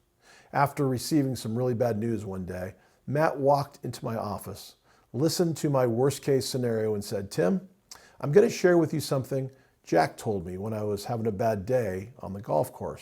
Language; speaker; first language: English; native; English